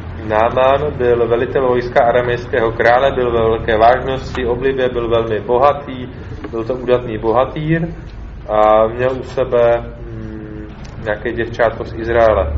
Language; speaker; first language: Czech; native; Czech